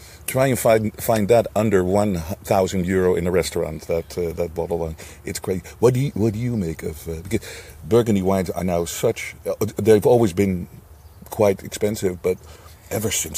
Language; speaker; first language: English; non-native, fluent; Dutch